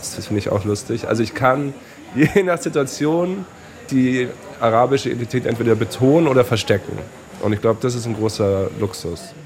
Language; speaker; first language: German; native; German